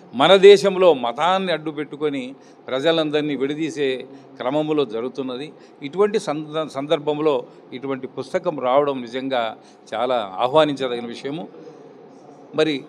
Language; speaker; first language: Telugu; native; Telugu